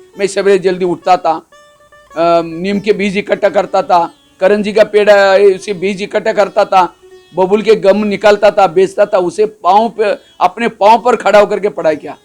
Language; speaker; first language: Hindi; non-native, local second language; Marathi